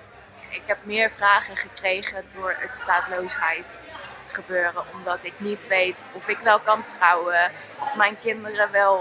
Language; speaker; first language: Dutch; early bilingual, other home language; Vietnamese